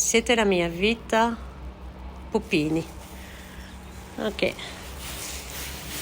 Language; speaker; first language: Italian; non-native, learner; French